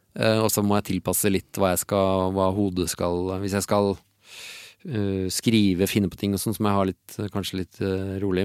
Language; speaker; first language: Norwegian; native; Norwegian